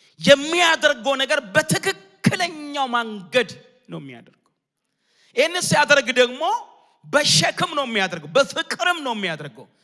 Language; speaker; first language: Amharic; non-native, local second language; Oromo